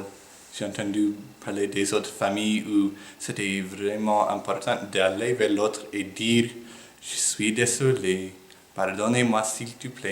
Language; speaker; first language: French; non-native, fluent; English